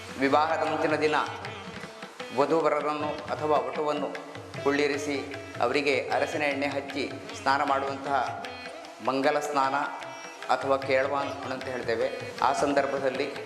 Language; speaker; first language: Kannada; non-native, local second language; Konkani